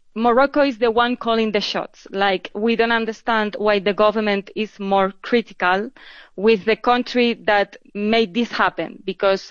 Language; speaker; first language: English; non-native, fluent; Spanish